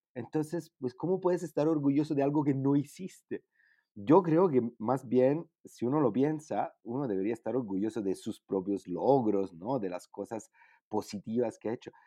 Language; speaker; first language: Spanish; non-native, fluent; Italian